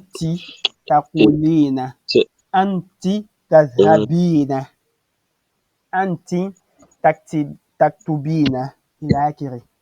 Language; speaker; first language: Arabic; non-native, fluent; French